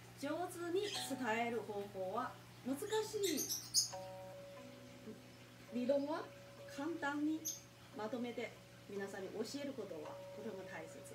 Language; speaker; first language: Japanese; non-native, fluent; Chinese